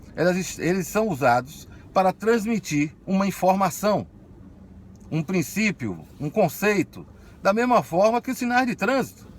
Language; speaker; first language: Portuguese; native; Portuguese